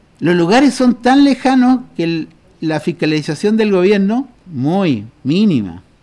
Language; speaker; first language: Spanish; native; Spanish